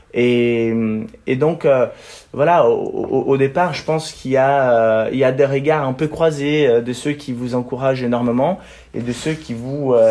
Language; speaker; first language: French; non-native, fluent; Portuguese